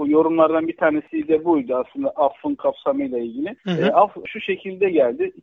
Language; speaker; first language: Turkish; native; Turkish